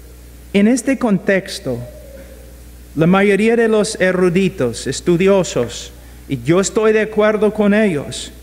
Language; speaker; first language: Spanish; non-native, fluent; English